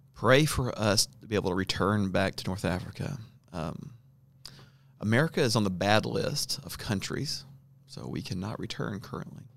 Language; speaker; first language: English; native; English